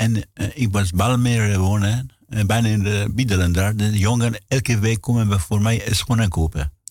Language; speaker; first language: Dutch; non-native, learner; Persian